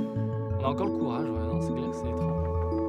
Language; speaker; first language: French; native; French